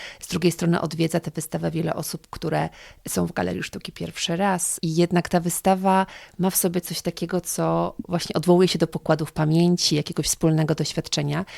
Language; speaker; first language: Polish; native; Polish